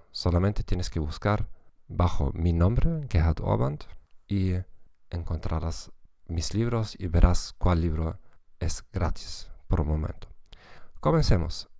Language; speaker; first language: Spanish; non-native, fluent; German